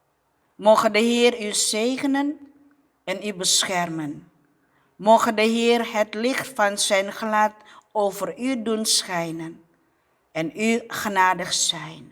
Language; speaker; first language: Dutch; non-native, fluent; Indonesian